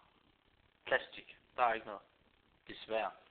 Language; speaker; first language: Danish; non-native, fluent; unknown